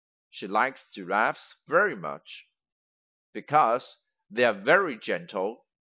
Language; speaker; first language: English; non-native, fluent; Chinese